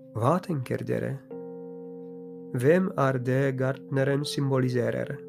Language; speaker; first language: Norwegian; non-native, fluent; Polish